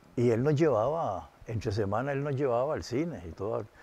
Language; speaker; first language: Spanish; native; Spanish